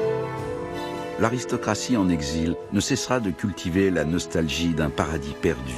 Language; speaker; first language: French; native; French